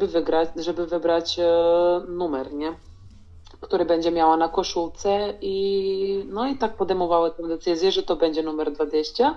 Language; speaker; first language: Polish; non-native, fluent; Serbian